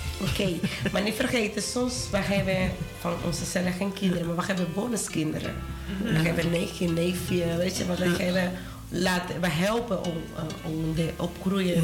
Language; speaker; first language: Dutch; non-native, learner; Spanish